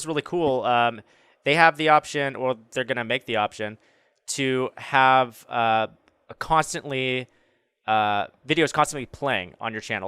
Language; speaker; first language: English; native; English